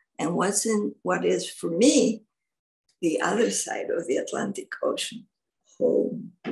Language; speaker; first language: English; non-native, fluent; Greek